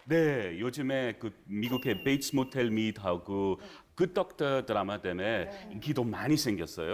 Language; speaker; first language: Korean; non-native, fluent; English